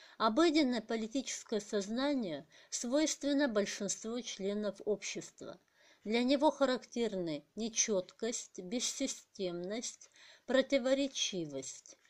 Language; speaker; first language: Russian; non-native, local second language; Kazakh